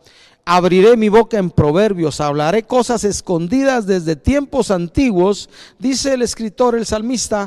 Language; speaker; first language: Spanish; native; Spanish